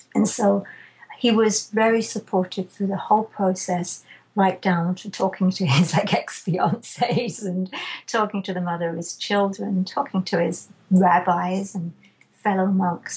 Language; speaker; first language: English; native; English